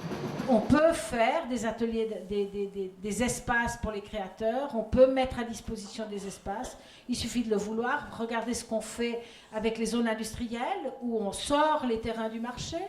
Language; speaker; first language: French; native; French